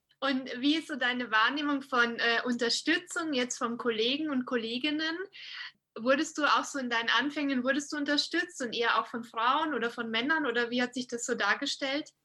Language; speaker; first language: German; native; German